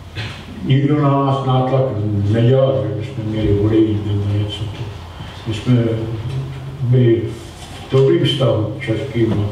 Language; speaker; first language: Czech; non-native, local second language; German